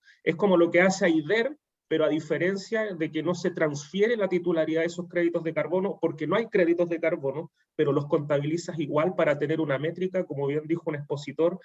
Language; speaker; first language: Spanish; native; Spanish